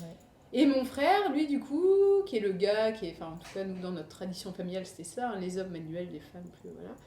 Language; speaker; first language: French; native; French